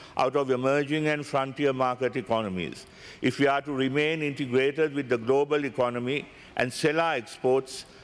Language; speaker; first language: English; non-native, local second language; Sinhala